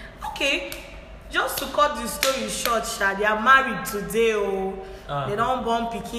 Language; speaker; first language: English; non-native, local second language; Igbo